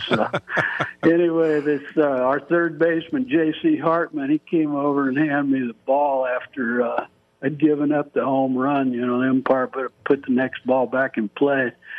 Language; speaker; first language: English; native; English